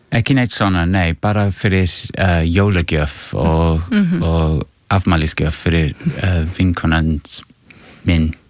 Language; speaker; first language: Icelandic; non-native, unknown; English